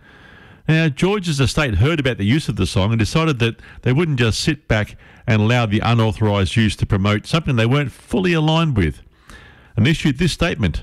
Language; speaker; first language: English; native; English